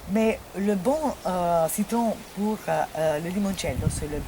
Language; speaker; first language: French; non-native, fluent; Italian